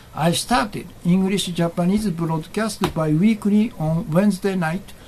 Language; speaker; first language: English; non-native, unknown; Japanese